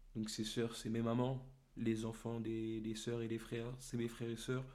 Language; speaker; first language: French; native; French